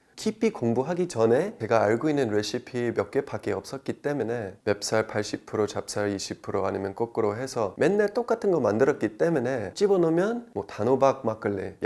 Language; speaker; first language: Korean; non-native, fluent; English